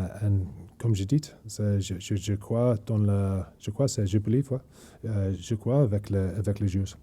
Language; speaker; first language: French; non-native, learner; English